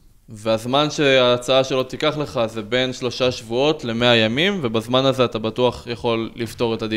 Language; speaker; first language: Hebrew; native; Hebrew